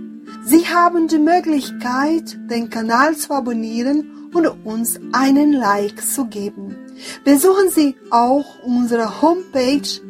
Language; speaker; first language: German; non-native, fluent; Portuguese